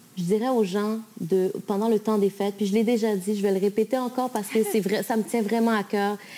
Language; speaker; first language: French; native; French